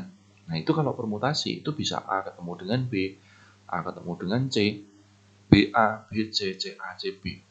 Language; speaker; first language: Indonesian; native; Indonesian